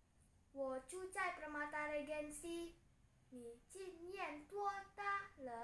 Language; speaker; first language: Chinese; non-native, learner; Indonesian